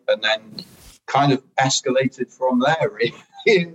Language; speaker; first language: English; native; English